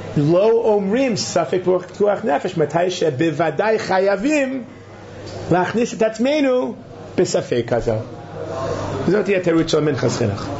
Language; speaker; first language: Hebrew; non-native, fluent; English